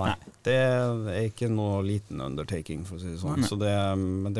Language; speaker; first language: Norwegian; native; Norwegian